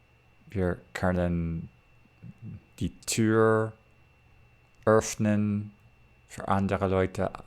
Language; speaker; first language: German; non-native, learner; English